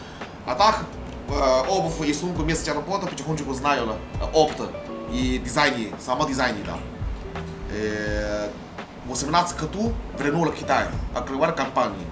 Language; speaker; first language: Russian; non-native, learner; Chinese